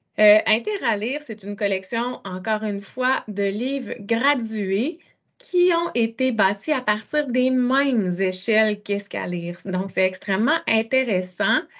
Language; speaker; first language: French; native; French